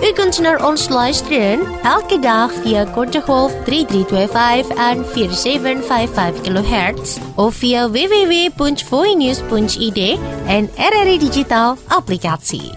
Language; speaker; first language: Dutch; non-native, fluent; Indonesian